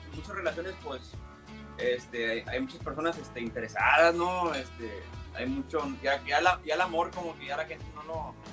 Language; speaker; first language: Spanish; early bilingual, heritage; Spanish